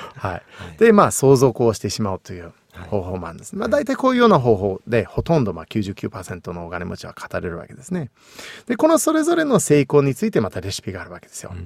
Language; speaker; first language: Japanese; non-native, fluent; English